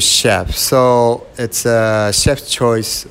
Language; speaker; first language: English; non-native, fluent; Japanese